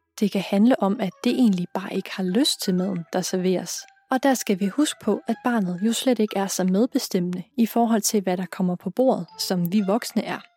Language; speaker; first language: Danish; native; Danish